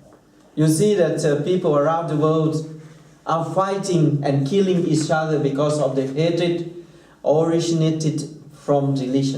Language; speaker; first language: English; non-native, fluent; Thai